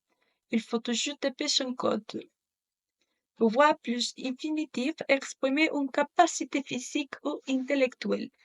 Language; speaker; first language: French; non-native, learner; Spanish